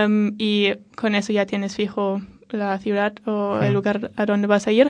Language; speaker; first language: Spanish; non-native, fluent; German